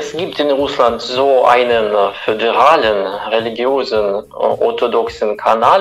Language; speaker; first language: German; non-native, fluent; Russian